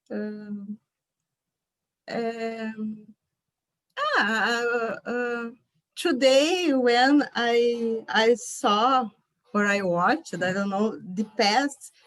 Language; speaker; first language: English; non-native, learner; Portuguese